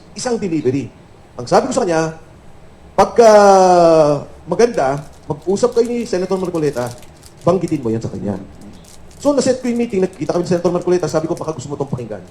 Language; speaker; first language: Filipino; native; Filipino